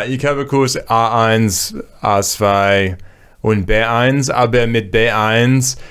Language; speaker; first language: German; non-native, learner; English